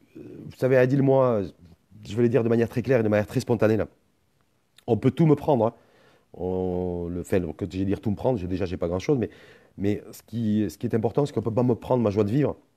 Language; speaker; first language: French; non-native, local second language; Arabic